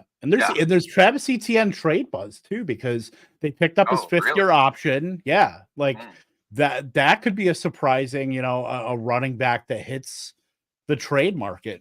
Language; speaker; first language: English; native; English